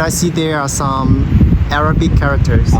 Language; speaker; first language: English; non-native, fluent; Chinese